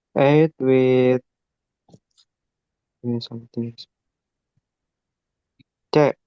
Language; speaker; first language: English; non-native, learner; Indonesian